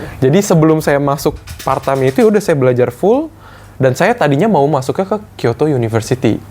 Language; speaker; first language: Indonesian; native; Indonesian